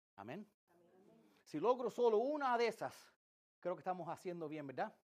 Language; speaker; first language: Spanish; early bilingual, heritage; English